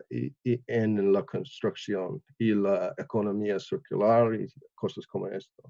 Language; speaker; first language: Spanish; non-native, learner; English